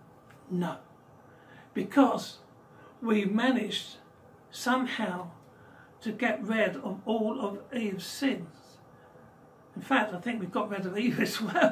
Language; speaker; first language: English; native; English